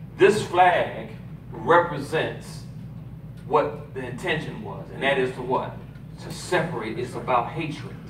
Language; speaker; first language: English; native; English